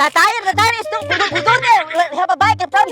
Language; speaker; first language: English; non-native, learner; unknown